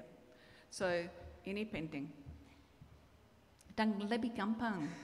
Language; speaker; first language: Indonesian; non-native, learner; English